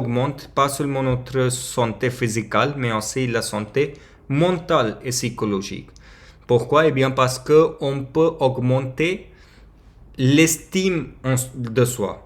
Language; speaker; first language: French; non-native, learner; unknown